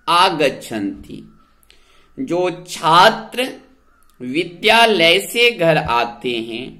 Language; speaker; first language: Hindi; native; Hindi